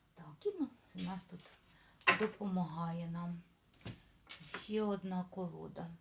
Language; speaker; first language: Ukrainian; non-native, local second language; Russian